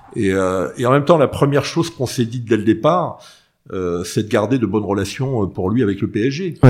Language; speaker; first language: French; native; French